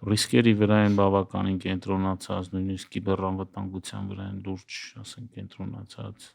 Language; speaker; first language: Armenian; native; Armenian